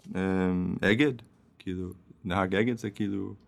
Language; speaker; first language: Hebrew; non-native, fluent; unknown